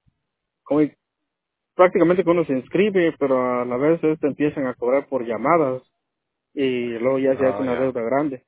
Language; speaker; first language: Spanish; native; Spanish